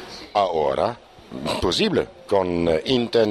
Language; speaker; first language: Spanish; non-native, learner; German